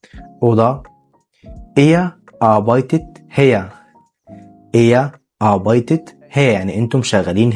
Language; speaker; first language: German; non-native, fluent; Arabic